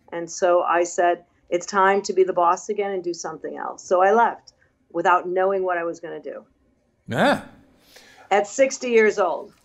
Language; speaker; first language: English; native; English